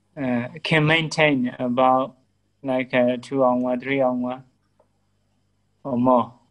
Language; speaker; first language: English; non-native, learner; Burmese